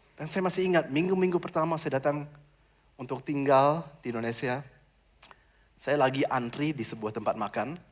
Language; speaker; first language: Indonesian; non-native, fluent; German